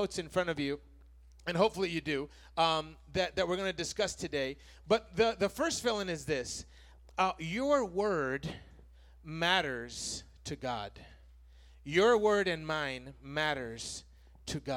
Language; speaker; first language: English; non-native, fluent; Spanish